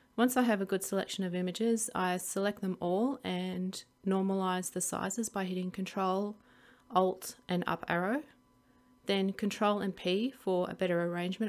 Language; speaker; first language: English; native; English